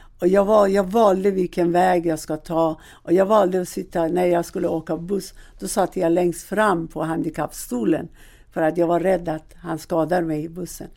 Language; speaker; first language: Swedish; non-native, fluent; Persian